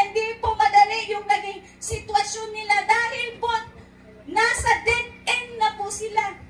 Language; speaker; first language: Filipino; non-native, local second language; Cebuano